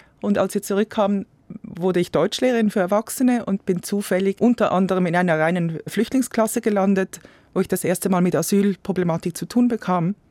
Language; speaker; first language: German; native; German